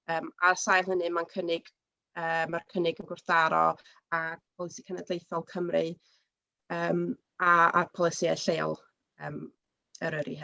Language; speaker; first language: Welsh; native; Welsh